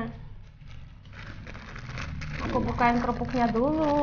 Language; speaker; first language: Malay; non-native, fluent; Russian